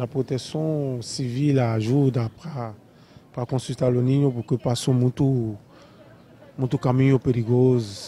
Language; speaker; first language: Spanish; non-native, learner; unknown